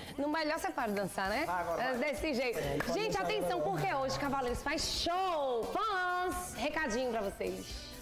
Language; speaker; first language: Portuguese; native; Portuguese